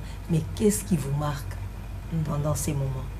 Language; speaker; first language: French; non-native, local second language; Lingala